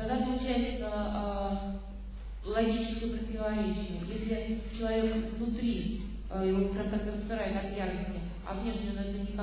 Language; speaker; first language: Russian; native; Russian